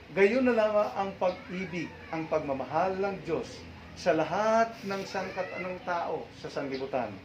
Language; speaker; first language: Filipino; non-native, local second language; Cebuano